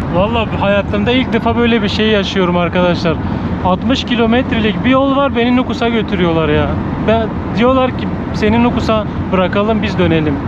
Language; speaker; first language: Turkish; native; Turkish